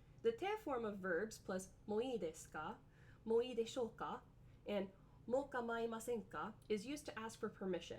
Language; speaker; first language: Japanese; non-native, fluent; English